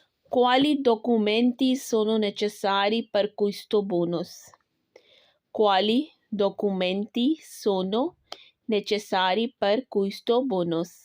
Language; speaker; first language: Italian; non-native, learner; Urdu